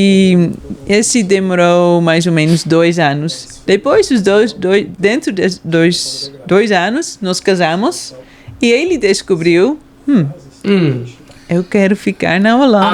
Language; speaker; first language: Portuguese; non-native, fluent; Dutch